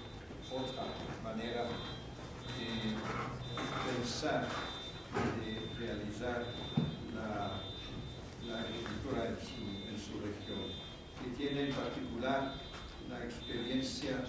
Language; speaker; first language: Spanish; non-native, fluent; French